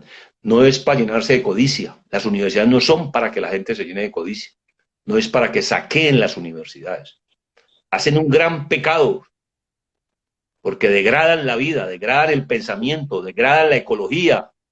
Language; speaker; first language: Spanish; native; Spanish